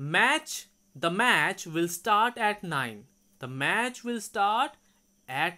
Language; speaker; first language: English; non-native, local second language; Bangla